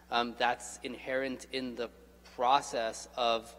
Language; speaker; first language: English; native; English